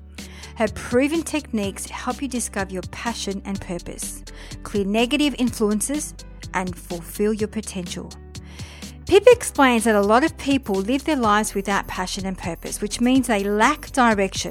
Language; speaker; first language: English; native; English